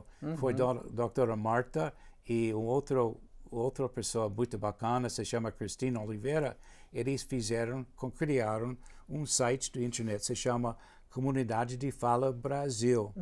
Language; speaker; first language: Portuguese; non-native, fluent; English